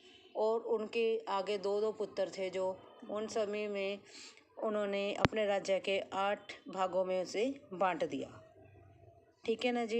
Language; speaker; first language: Hindi; native; Hindi